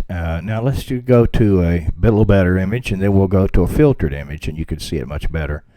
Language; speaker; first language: English; native; English